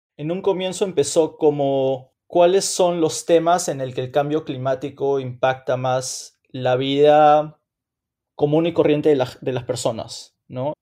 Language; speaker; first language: Spanish; native; Spanish